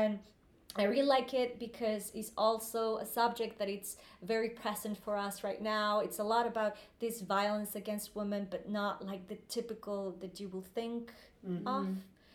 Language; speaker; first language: English; non-native, fluent; Spanish